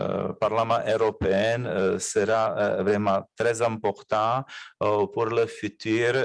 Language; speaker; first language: French; non-native, fluent; Czech